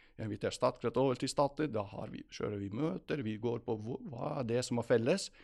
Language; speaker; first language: Norwegian; non-native, fluent; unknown